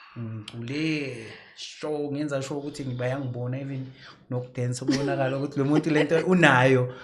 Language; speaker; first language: Zulu; native; Zulu